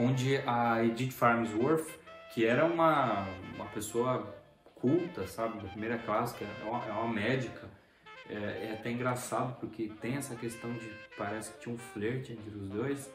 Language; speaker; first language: Portuguese; native; Portuguese